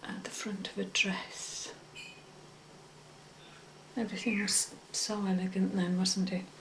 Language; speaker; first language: English; native; English